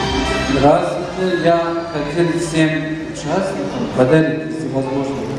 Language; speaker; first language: Russian; non-native, learner; Persian